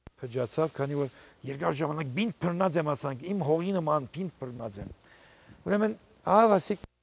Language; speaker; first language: Armenian; early bilingual, heritage; Armenian